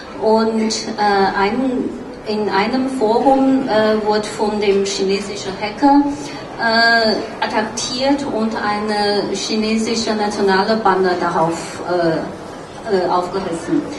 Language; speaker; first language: German; non-native, fluent; Chinese